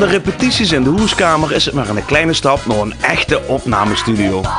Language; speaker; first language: Dutch; native; Dutch